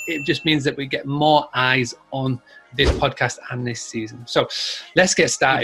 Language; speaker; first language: English; native; English